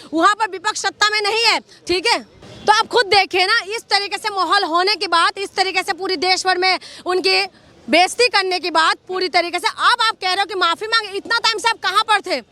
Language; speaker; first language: Hindi; non-native, local second language; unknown